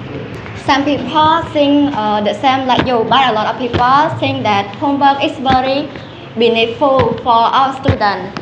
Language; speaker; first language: English; non-native, learner; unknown